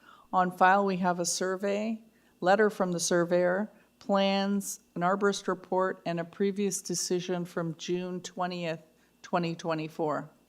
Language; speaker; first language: English; native; English